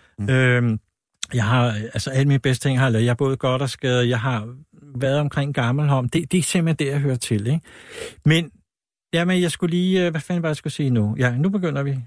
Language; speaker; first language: Danish; native; Danish